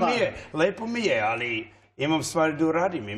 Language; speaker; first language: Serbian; early bilingual, heritage; English